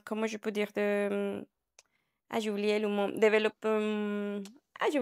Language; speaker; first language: French; non-native, learner; Spanish